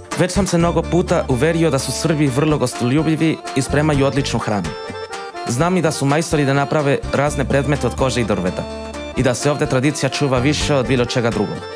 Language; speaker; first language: Croatian; non-native, fluent; Spanish